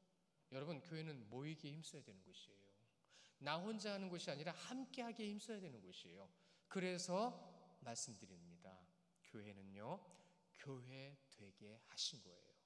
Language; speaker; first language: Korean; native; Korean